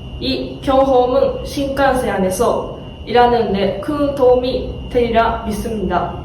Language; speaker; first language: Korean; non-native, learner; Japanese